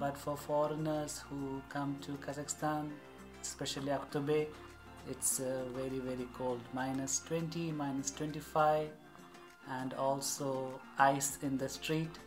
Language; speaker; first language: English; non-native, local second language; Malayalam